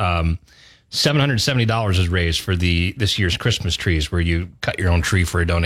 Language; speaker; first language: English; native; English